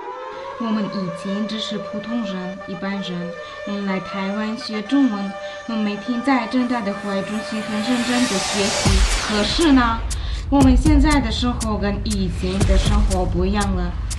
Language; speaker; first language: Chinese; non-native, learner; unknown